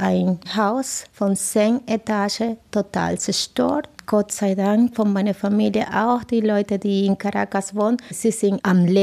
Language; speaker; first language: German; non-native, fluent; Spanish